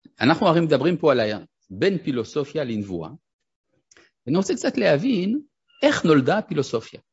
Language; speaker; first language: Hebrew; non-native, fluent; French